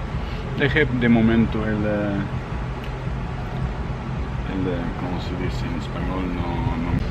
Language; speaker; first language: Spanish; non-native, fluent; Portuguese